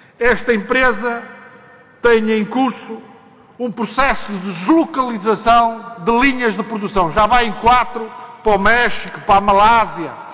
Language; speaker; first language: Portuguese; native; Portuguese